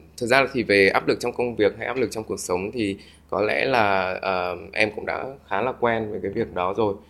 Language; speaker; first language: Vietnamese; native; Vietnamese